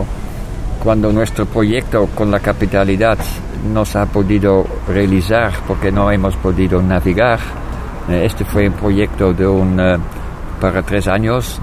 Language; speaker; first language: Spanish; non-native, fluent; Dutch